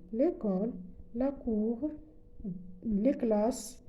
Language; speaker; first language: French; non-native, local second language; Arabic